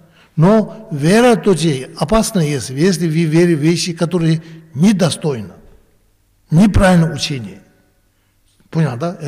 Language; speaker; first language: Russian; non-native, learner; Tibetan